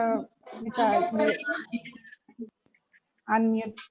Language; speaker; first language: Indonesian; native; Indonesian